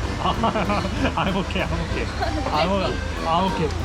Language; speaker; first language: English; non-native, learner; Korean